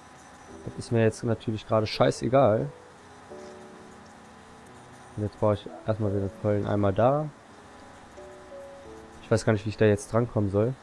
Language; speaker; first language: German; native; German